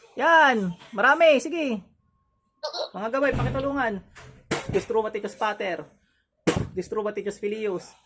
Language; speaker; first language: Filipino; native; Filipino